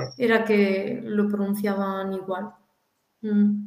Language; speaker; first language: Spanish; native; Spanish